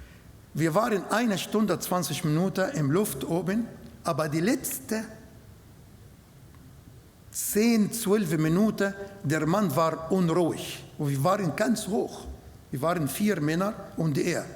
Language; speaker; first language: German; non-native, learner; Arabic